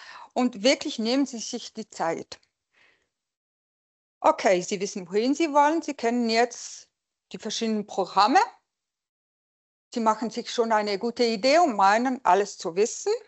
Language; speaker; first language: German; non-native, local second language; French